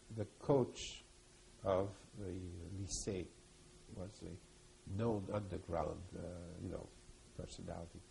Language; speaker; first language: English; early bilingual, other home language; French